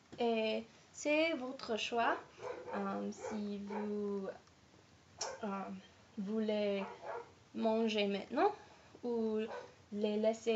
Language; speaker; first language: French; non-native, learner; English